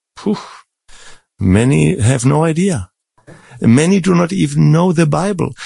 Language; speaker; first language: English; non-native, fluent; Czech